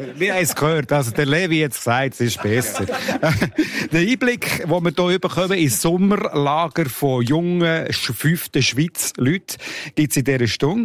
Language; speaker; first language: German; native; German